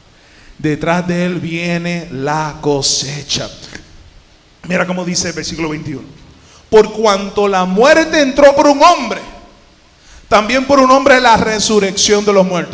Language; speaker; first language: Spanish; native; Spanish